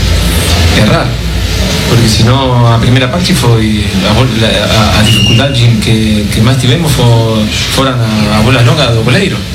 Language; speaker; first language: Portuguese; non-native, fluent; Spanish